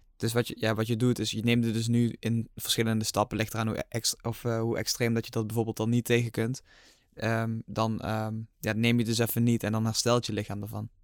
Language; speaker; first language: Dutch; native; Dutch